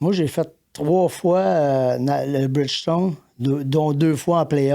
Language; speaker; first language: French; native; French